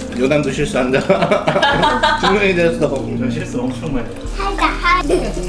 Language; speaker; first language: Korean; native; Korean